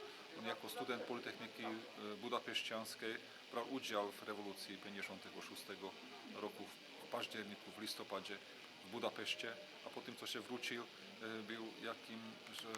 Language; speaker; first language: Polish; non-native, fluent; Hungarian